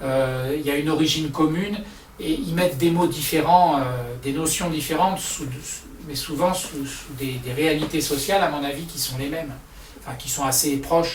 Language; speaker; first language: French; native; French